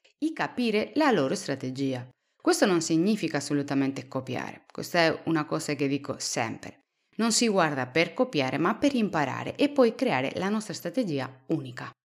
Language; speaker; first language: Italian; non-native, fluent; Spanish